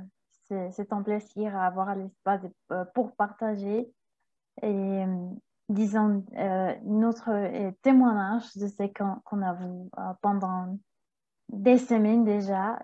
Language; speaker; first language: French; non-native, fluent; Spanish